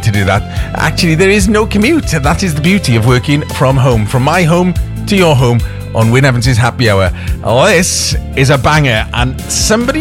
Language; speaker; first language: English; native; English